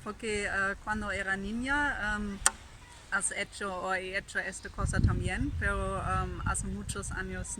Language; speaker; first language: Spanish; non-native, learner; German